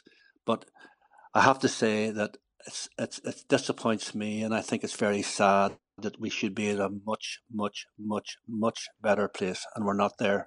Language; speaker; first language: English; native; English